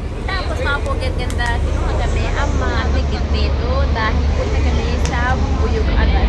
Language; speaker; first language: Filipino; non-native, learner; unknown